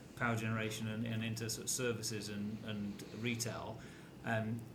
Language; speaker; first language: English; native; English